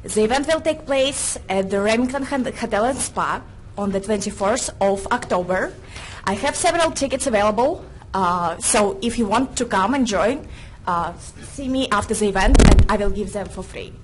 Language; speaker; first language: English; non-native, fluent; Russian